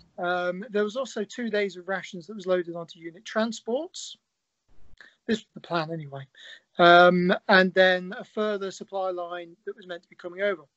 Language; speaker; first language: English; native; English